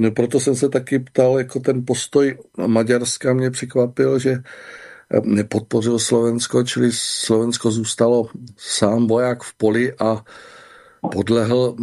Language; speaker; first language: Czech; native; Czech